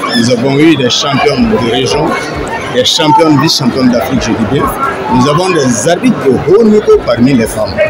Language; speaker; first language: French; non-native, local second language; Bambara